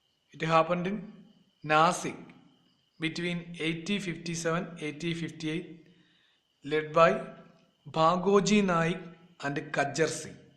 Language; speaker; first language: English; non-native, local second language; Malayalam